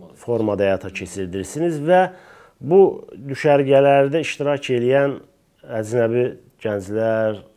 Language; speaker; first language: Azerbaijani; native; Azerbaijani